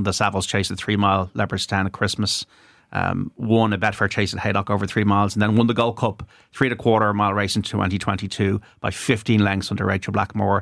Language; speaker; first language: English; native; English